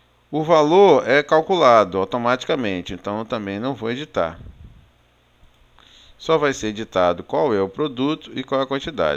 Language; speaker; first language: Portuguese; native; Portuguese